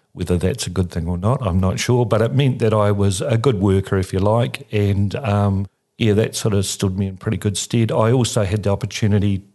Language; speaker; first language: English; native; English